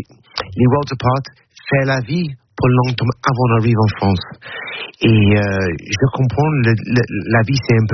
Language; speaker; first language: French; non-native, learner; English